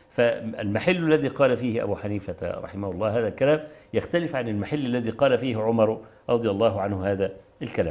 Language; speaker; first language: Arabic; native; Arabic